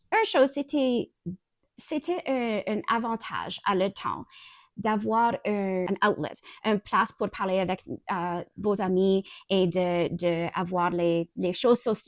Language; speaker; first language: French; non-native, learner; English